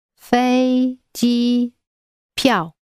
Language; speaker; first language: Chinese; non-native, learner; English